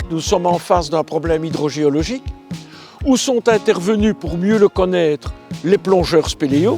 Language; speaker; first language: French; native; French